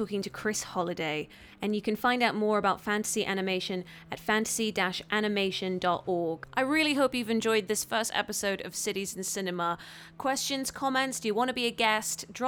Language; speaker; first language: English; non-native, local second language; Cantonese